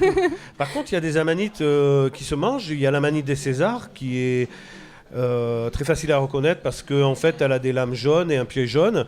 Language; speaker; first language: French; native; French